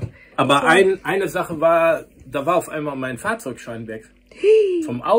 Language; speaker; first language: German; native; German